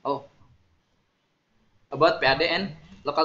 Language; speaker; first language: English; non-native, learner; Indonesian